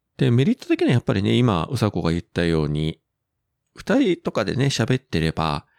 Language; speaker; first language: Japanese; native; Japanese